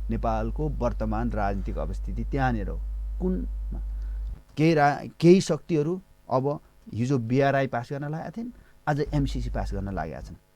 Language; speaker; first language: Nepali; non-native, local second language; Eastern Tamang